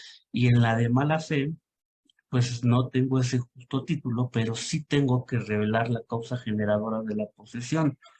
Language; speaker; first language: Spanish; native; Spanish